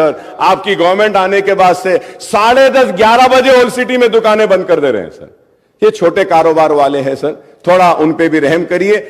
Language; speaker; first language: Urdu; native; Urdu